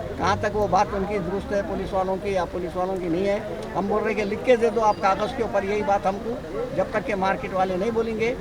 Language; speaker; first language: Hindi; non-native, local second language; Urdu